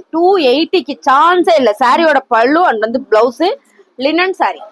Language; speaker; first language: Tamil; native; Tamil